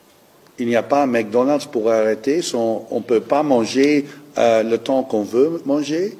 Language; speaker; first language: French; non-native, learner; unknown